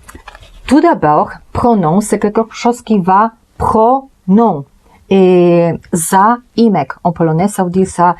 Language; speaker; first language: French; non-native, fluent; Polish